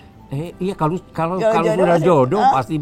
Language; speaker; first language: Indonesian; native; Indonesian